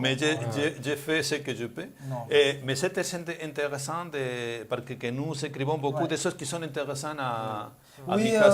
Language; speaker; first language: French; non-native, learner; Spanish